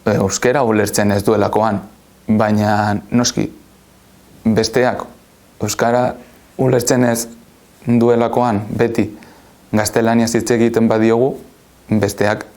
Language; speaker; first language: Basque; non-native, local second language; Catalan